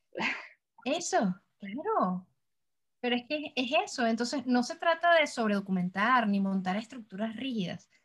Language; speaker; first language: Spanish; native; Spanish